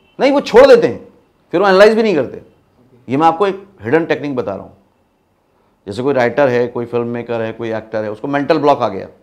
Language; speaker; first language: Hindi; native; Hindi